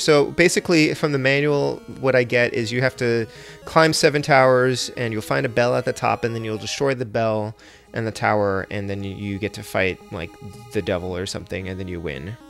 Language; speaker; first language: English; native; English